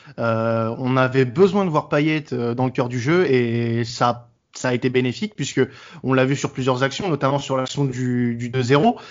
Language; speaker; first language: French; native; French